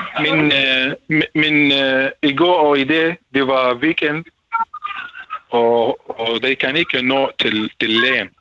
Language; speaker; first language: Danish; non-native, learner; Arabic